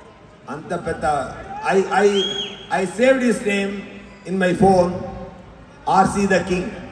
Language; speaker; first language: Telugu; non-native, learner; Tamil